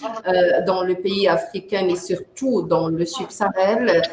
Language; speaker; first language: French; non-native, local second language; Arabic